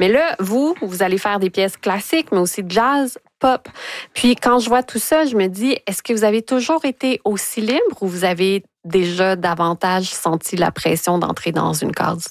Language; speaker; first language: French; native; French